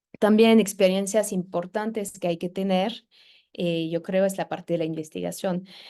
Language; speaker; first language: Spanish; non-native, fluent; French